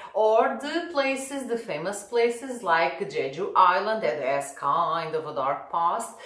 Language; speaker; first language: English; non-native, fluent; Portuguese